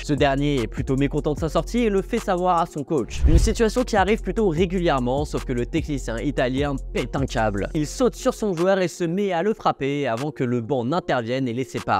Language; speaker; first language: French; native; French